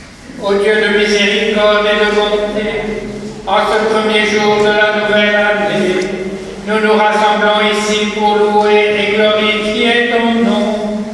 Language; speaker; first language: French; native; French